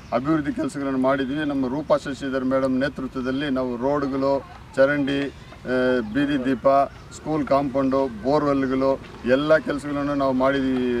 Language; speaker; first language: Kannada; non-native, local second language; Tamil